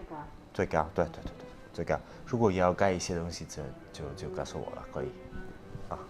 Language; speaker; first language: Chinese; non-native, fluent; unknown